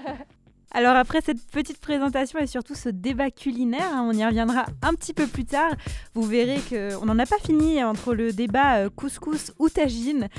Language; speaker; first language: French; native; French